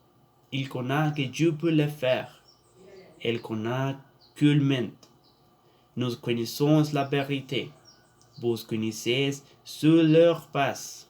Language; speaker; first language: French; non-native, learner; Spanish